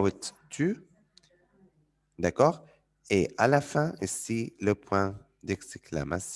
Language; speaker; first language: French; non-native, fluent; Arabic